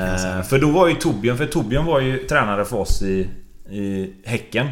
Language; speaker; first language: Swedish; native; Swedish